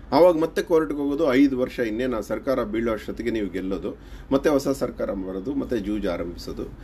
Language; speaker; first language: Kannada; native; Kannada